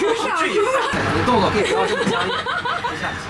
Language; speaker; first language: Chinese; native; Chinese